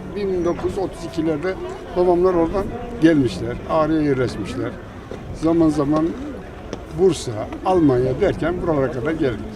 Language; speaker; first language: Turkish; native; Turkish